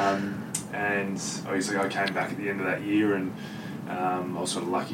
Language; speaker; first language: English; native; English